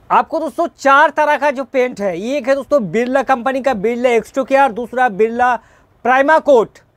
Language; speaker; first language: Hindi; native; Hindi